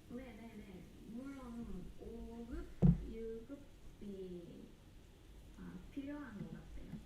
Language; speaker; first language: Korean; non-native, fluent; Japanese